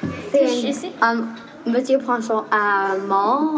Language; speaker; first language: French; non-native, local second language; English